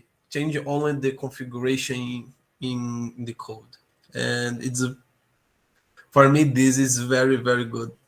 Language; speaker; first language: English; non-native, learner; Portuguese